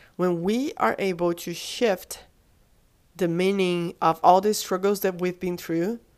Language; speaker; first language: English; non-native, fluent; Portuguese